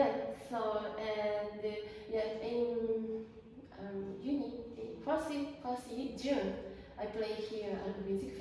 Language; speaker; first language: English; non-native, learner; Japanese